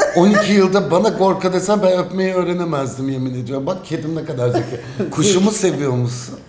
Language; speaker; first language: Turkish; native; Turkish